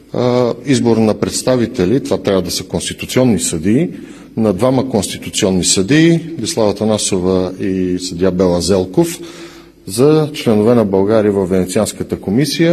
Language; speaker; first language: Bulgarian; native; Bulgarian